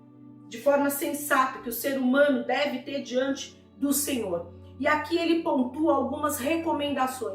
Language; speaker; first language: Portuguese; native; Portuguese